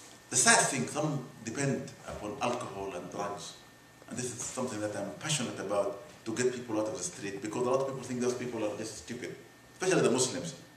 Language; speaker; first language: English; non-native, fluent; Arabic